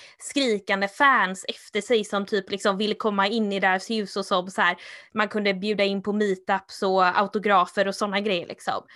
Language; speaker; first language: Swedish; native; Swedish